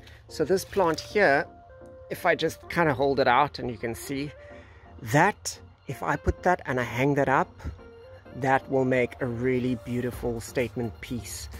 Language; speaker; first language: English; native; English